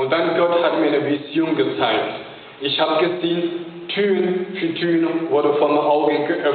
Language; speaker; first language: German; non-native, fluent; Chinese